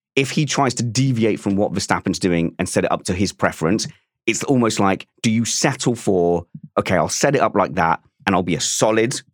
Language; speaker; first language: English; native; English